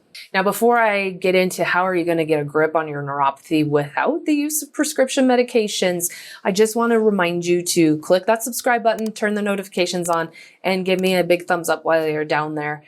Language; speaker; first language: English; native; English